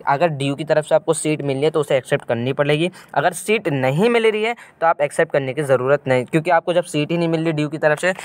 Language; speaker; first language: Hindi; native; Hindi